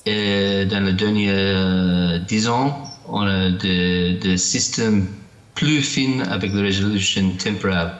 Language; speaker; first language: French; non-native, learner; English